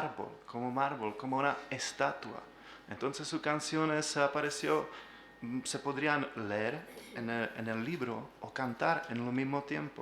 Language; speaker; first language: Spanish; non-native, learner; Czech